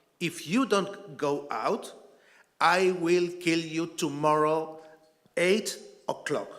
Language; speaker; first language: English; non-native, learner; Spanish